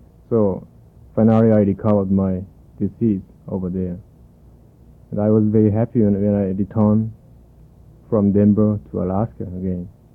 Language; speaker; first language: English; non-native, fluent; Korean